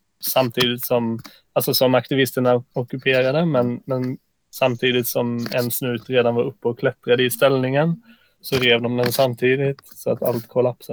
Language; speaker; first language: Swedish; native; Swedish